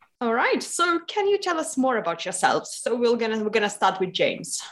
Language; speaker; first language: English; non-native, fluent; Lithuanian